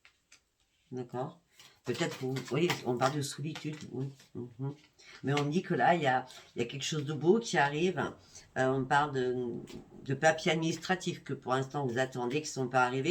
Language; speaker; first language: French; native; French